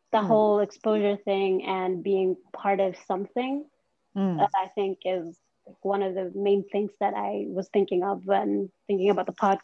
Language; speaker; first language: English; non-native, local second language; Cebuano